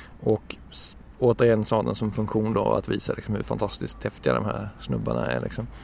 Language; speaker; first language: Swedish; native; Swedish